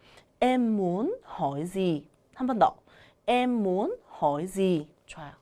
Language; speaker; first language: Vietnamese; non-native, learner; Korean